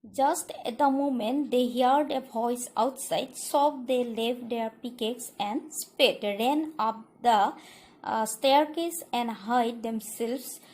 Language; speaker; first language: English; non-native, local second language; Assamese